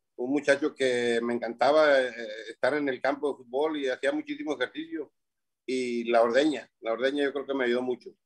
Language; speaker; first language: Spanish; native; Spanish